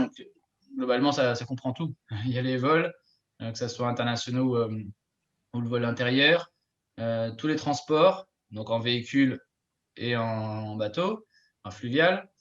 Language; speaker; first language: French; native; French